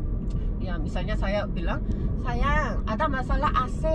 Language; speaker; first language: Indonesian; non-native, learner; Korean